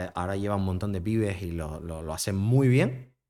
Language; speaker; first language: Spanish; native; Spanish